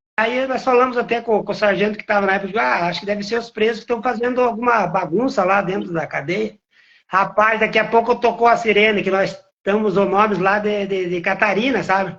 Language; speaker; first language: Portuguese; native; Portuguese